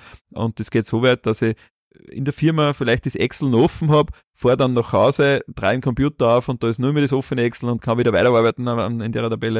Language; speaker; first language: German; native; German